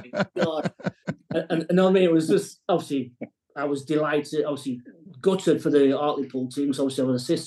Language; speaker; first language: English; native; English